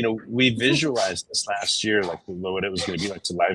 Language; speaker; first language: English; native; English